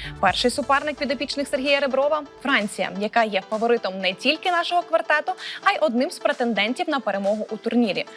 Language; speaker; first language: Ukrainian; native; Ukrainian